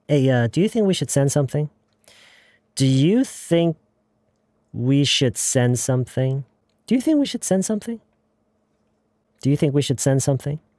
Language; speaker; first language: English; non-native, fluent; Korean